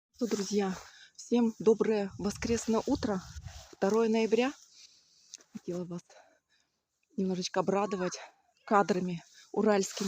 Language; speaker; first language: Russian; native; Russian